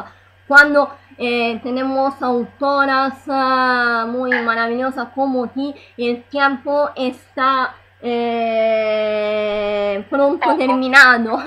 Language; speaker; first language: Spanish; non-native, learner; Italian